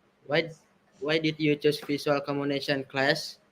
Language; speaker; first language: English; non-native, learner; Indonesian